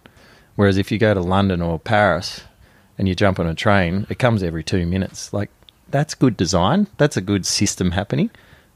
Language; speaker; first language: English; native; English